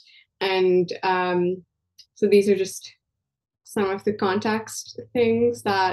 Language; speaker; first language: English; non-native, local second language; Urdu